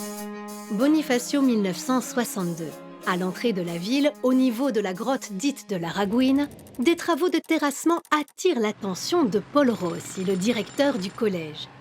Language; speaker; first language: French; native; French